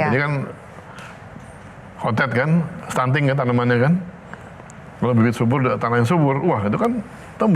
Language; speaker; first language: Indonesian; native; Indonesian